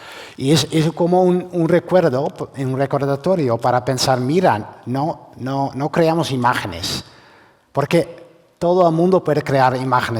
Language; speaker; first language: Spanish; non-native, fluent; Dutch